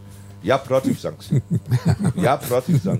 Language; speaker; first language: Russian; non-native, fluent; German